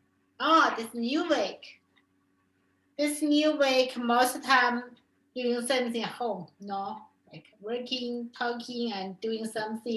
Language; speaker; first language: English; non-native, learner; Chinese